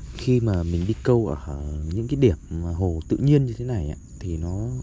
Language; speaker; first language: Vietnamese; native; Vietnamese